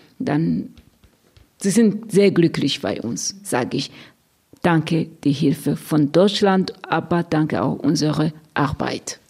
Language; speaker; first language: German; non-native, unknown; Rundi